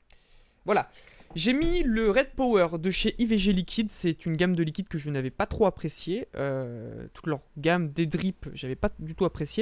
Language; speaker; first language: French; native; French